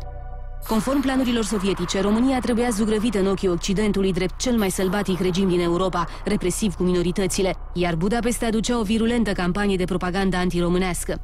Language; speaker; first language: Romanian; native; Romanian